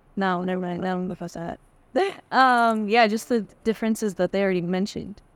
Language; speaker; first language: English; native; English